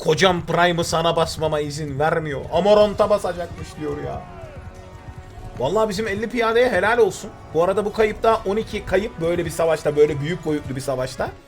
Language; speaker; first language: Turkish; native; Turkish